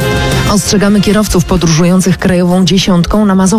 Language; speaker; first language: Polish; native; Polish